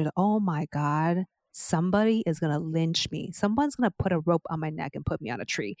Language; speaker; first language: English; non-native, fluent; Chinese